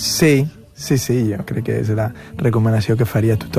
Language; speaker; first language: Catalan; non-native, fluent; Spanish